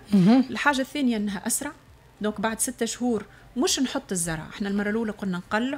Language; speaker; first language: Arabic; native; Arabic